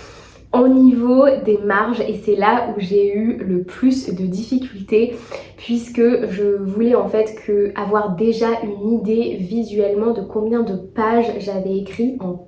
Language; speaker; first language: French; native; French